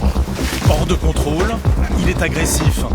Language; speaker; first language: French; native; French